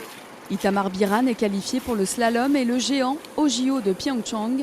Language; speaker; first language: French; native; French